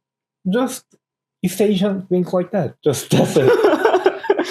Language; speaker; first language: English; non-native, learner; Korean